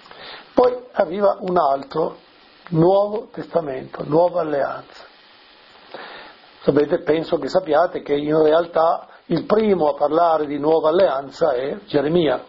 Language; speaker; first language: Italian; native; Italian